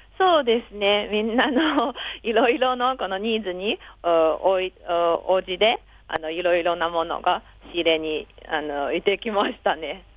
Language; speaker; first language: Japanese; non-native, fluent; Chinese